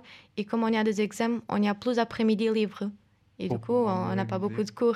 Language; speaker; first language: French; non-native, fluent; Portuguese